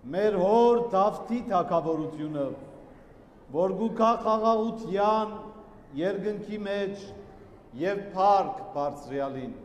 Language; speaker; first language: Armenian; native; Armenian